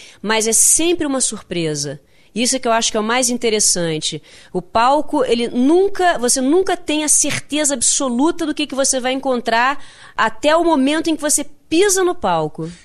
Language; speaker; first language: Portuguese; native; Portuguese